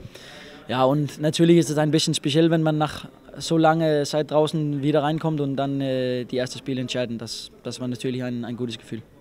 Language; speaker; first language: German; non-native, fluent; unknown